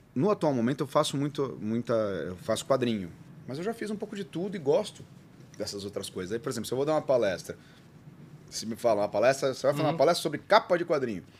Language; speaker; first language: Portuguese; native; Portuguese